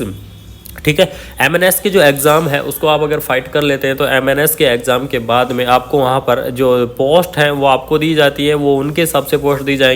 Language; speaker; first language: Hindi; native; Hindi